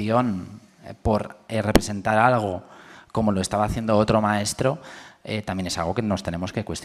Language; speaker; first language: Spanish; native; Spanish